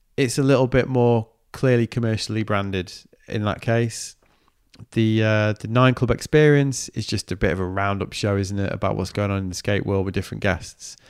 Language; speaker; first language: English; native; English